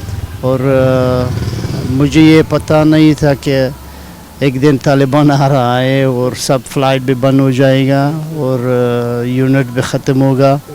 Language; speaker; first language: Hindi; non-native, learner; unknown